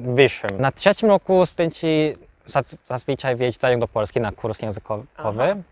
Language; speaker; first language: Polish; non-native, learner; Korean